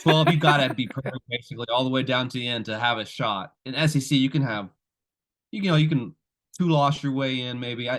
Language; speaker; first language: English; native; English